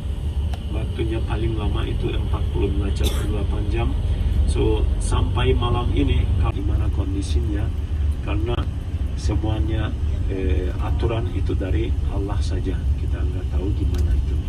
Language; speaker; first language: Indonesian; non-native, fluent; Turkish